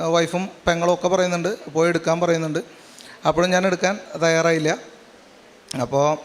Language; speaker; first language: Malayalam; native; Malayalam